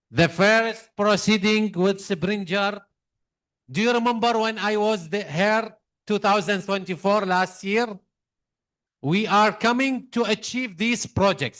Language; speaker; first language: English; non-native, fluent; Arabic